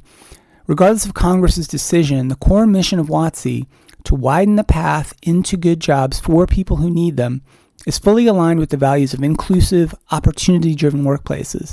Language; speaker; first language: English; native; English